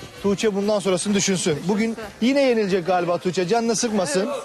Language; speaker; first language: Turkish; native; Turkish